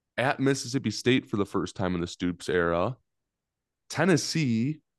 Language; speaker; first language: English; native; English